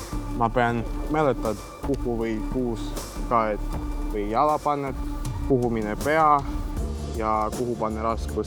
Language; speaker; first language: Estonian; non-native, learner; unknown